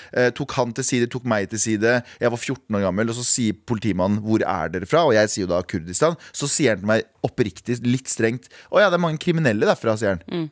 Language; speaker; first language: Norwegian; early bilingual, other home language; Kurdish